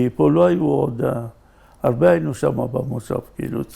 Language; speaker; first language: Hebrew; native; Hebrew